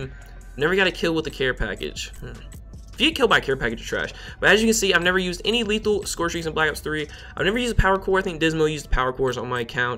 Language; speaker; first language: English; native; English